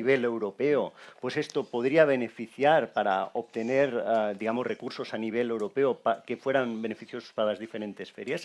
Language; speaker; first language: Spanish; native; Spanish